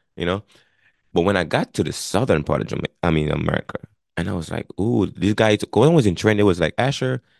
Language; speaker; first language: English; non-native, local second language; Jamaican Creole English